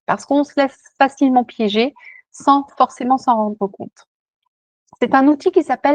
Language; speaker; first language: French; native; French